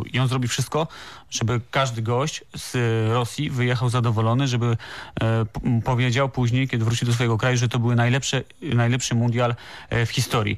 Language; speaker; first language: Polish; native; Polish